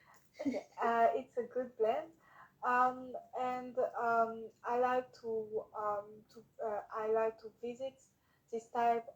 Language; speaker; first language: English; non-native, learner; French